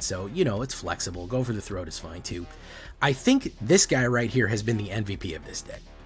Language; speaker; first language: English; native; English